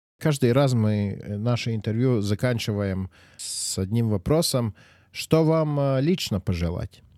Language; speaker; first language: Russian; non-native, local second language; Latvian